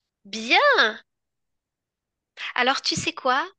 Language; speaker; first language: French; native; French